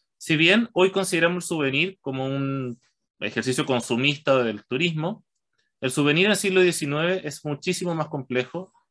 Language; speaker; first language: Spanish; native; Spanish